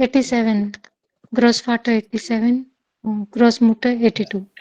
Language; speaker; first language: German; non-native, learner; Hindi